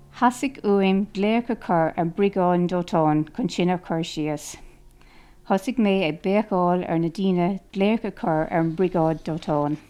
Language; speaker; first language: Irish; non-native, local second language; English